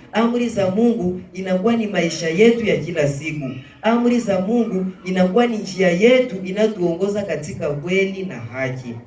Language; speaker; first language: Swahili; native; Swahili